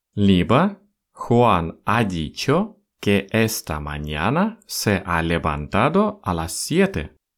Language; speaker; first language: Spanish; non-native, fluent; Russian